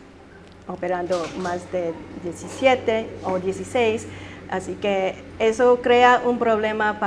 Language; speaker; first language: Spanish; early bilingual, heritage; Spanish